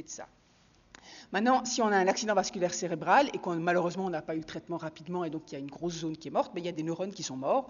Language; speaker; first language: French; native; French